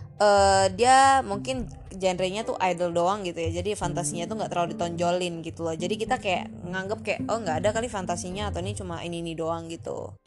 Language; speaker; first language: Indonesian; native; Indonesian